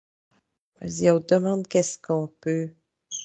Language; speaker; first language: French; native; French